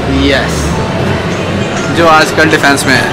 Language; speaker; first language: Hindi; non-native, local second language; Punjabi